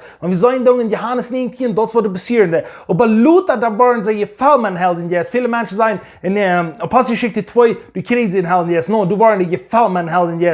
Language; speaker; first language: German; non-native, learner; English